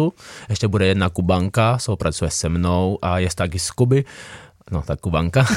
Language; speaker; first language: Czech; non-native, fluent; Spanish